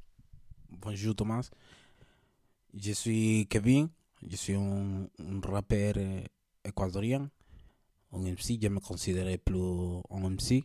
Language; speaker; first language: French; non-native, learner; Spanish